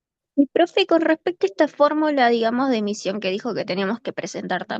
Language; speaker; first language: Spanish; native; Spanish